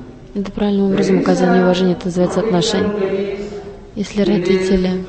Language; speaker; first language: Russian; non-native, learner; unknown